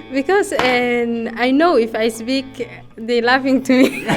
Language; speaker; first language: English; non-native, local second language; Somali